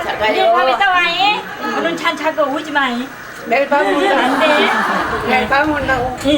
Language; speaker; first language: Korean; non-native, learner; Thai